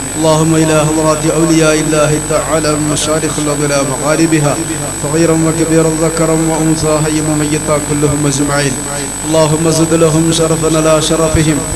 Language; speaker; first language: Arabic; non-native, fluent; Malayalam